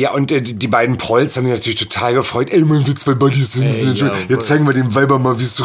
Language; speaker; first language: German; native; German